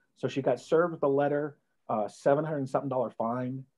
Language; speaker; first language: English; native; English